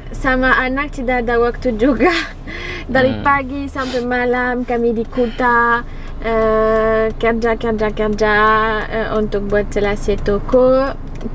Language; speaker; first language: Indonesian; non-native, learner; French